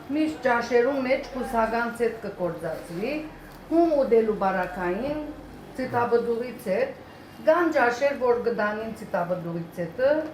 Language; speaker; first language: Armenian; early bilingual, heritage; Armenian